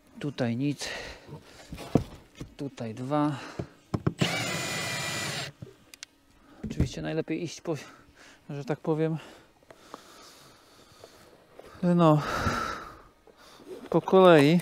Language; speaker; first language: Polish; native; Polish